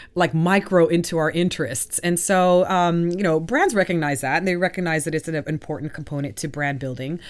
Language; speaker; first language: English; native; English